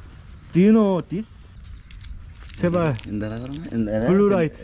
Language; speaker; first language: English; non-native, learner; Korean